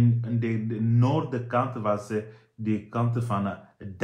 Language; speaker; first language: Dutch; non-native, fluent; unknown